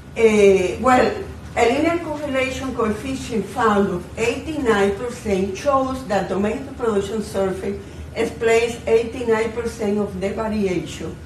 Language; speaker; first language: English; non-native, fluent; Spanish